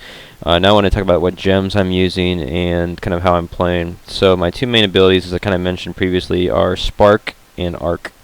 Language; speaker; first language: English; native; English